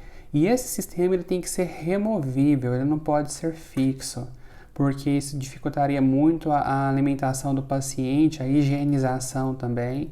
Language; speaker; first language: Portuguese; native; Portuguese